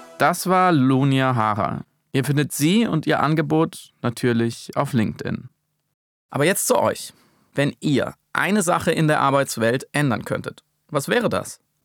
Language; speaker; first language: German; native; German